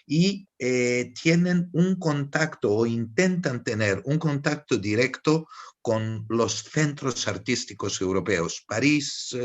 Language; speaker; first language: Spanish; non-native, fluent; Greek